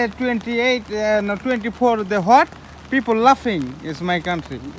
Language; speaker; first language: English; non-native, learner; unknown